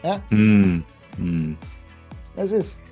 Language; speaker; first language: German; native; German